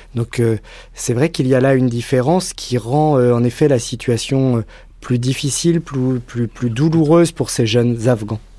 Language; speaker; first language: French; native; French